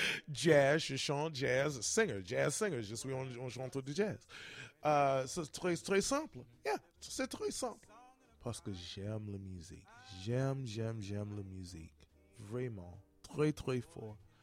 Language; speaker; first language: French; non-native, learner; English